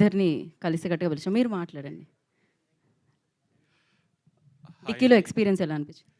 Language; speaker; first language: Telugu; native; Telugu